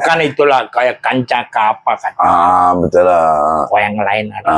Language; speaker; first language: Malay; non-native, local second language; Tamil